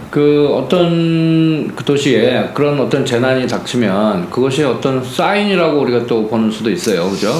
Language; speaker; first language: Korean; native; Korean